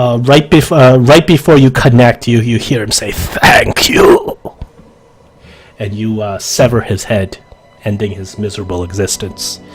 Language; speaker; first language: English; native; English